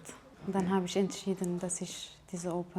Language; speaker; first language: German; non-native, fluent; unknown